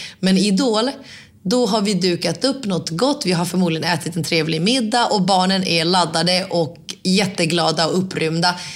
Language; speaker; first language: Swedish; early bilingual, other home language; Finnish